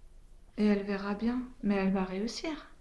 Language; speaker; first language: French; native; French